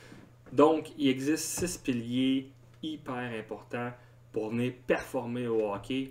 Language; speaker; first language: French; native; French